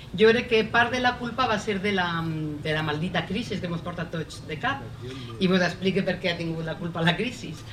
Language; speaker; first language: Catalan; native; Catalan